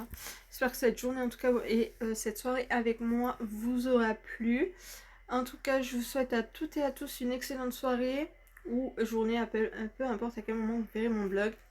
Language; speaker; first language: French; native; French